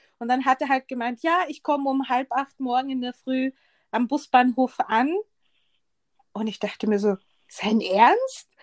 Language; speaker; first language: German; early bilingual, other home language; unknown